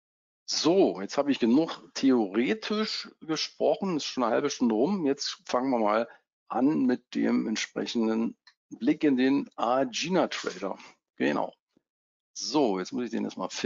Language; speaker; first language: German; native; German